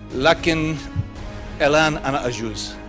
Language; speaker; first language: Arabic; non-native, learner; English